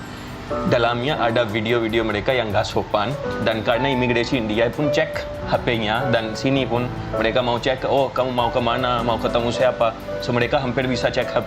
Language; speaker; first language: Indonesian; non-native, fluent; Hindi